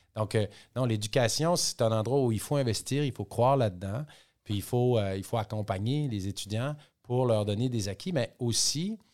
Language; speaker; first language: French; native; French